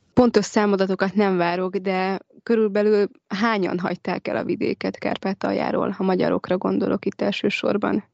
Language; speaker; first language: Hungarian; native; Hungarian